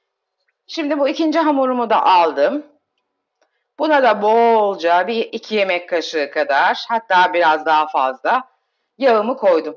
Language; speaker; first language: Turkish; native; Turkish